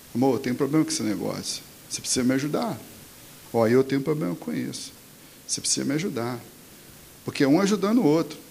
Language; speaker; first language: Portuguese; native; Portuguese